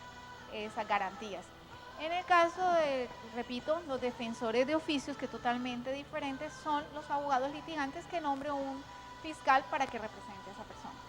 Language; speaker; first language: Spanish; native; Spanish